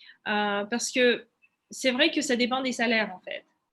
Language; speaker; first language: French; non-native, fluent; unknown